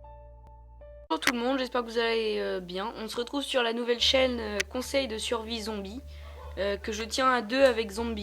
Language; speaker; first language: French; native; French